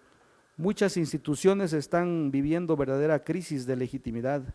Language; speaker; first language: Spanish; native; Spanish